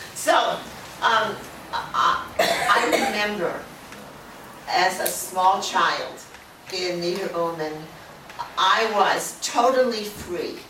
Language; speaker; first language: English; early bilingual, other home language; German